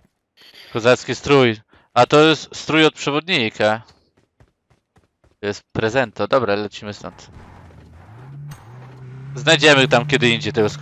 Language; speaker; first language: Polish; native; Polish